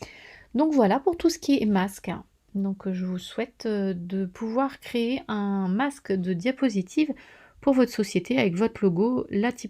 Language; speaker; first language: French; native; French